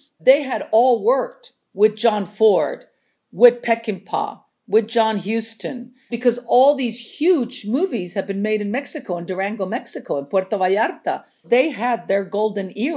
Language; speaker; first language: English; non-native, fluent; Spanish